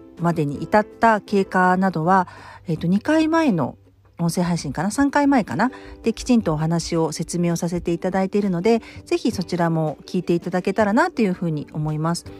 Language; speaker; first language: Japanese; native; Japanese